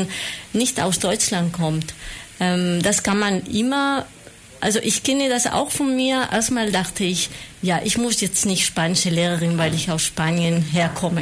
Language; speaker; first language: German; non-native, fluent; Spanish